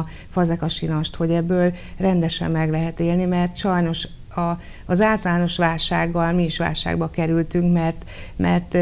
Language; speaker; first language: Hungarian; native; Hungarian